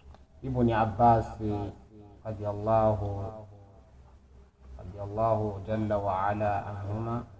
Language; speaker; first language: Arabic; non-native, fluent; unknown